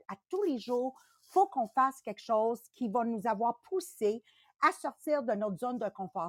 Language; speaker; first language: French; native; French